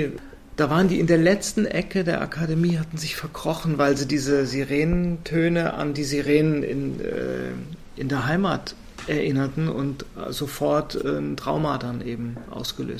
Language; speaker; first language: German; native; German